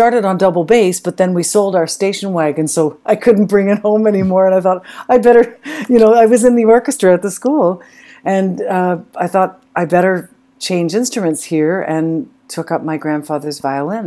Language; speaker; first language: English; native; English